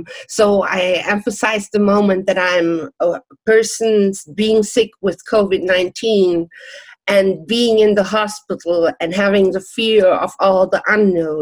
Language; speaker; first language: English; non-native, fluent; German